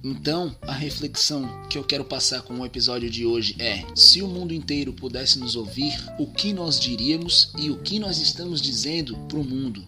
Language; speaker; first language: Portuguese; native; Portuguese